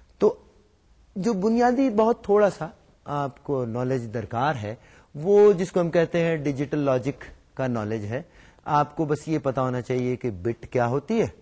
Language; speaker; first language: Urdu; native; Urdu